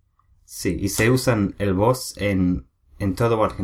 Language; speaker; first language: Spanish; non-native, learner; English